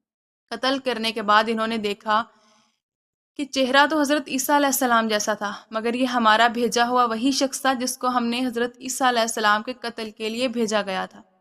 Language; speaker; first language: Urdu; native; Urdu